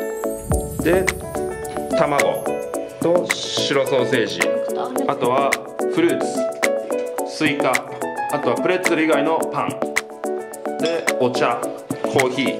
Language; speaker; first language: Japanese; native; Japanese